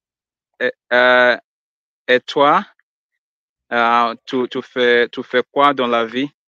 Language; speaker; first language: French; non-native, learner; Swahili